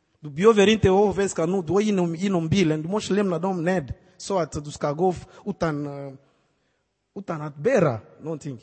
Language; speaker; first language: Swedish; non-native, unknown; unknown